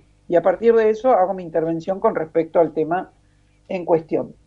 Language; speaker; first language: Spanish; native; Spanish